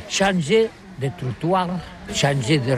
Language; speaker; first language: French; non-native, learner; Catalan